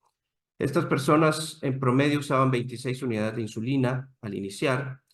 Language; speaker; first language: Spanish; native; Spanish